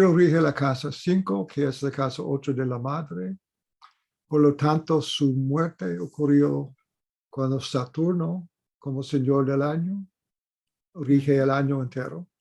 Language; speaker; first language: Spanish; non-native, fluent; English